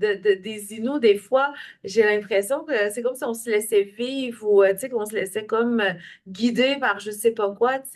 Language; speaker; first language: French; native; French